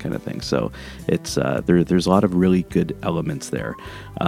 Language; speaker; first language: English; native; English